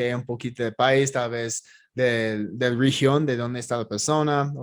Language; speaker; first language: Spanish; non-native, fluent; English